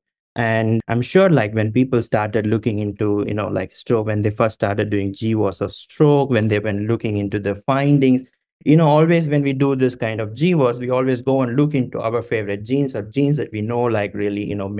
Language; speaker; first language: English; non-native, local second language; Tamil